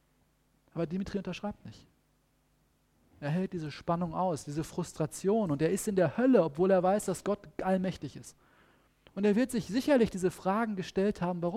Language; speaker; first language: German; native; German